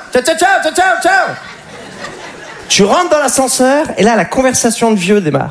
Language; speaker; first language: French; native; French